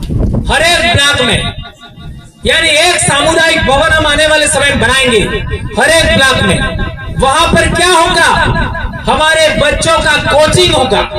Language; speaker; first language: Hindi; non-native, local second language; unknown